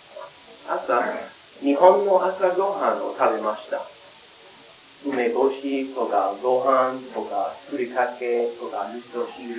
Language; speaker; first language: Japanese; non-native, learner; English